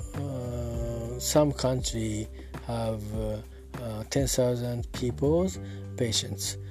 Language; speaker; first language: English; non-native, learner; Japanese